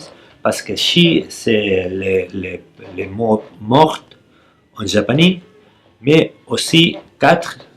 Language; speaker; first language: French; non-native, learner; Spanish